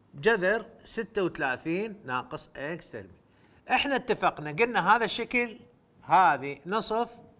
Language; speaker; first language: Arabic; non-native, local second language; Central Kurdish